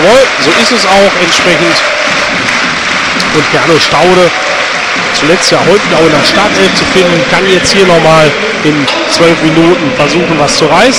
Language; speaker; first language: German; native; German